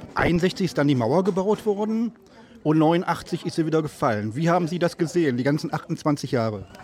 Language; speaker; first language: German; native; German